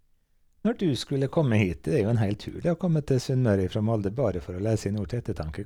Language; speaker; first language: Norwegian; native; Norwegian